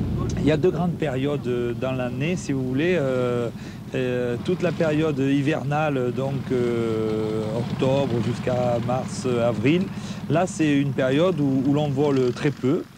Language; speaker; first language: French; native; French